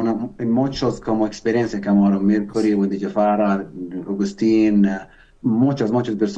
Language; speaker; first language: Spanish; non-native, learner; Arabic